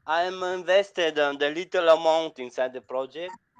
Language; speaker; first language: English; non-native, learner; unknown